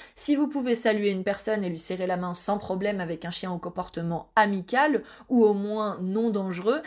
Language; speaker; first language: French; native; French